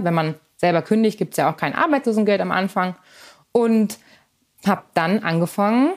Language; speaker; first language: German; native; German